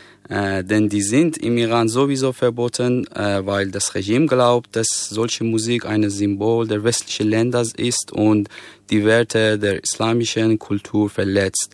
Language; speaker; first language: German; non-native, fluent; Persian